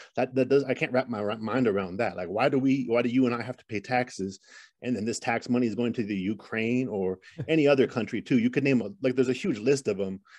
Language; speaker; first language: English; native; English